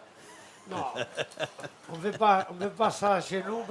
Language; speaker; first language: French; non-native, fluent; Catalan